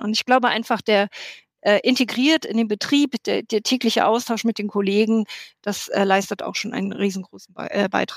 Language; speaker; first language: German; native; German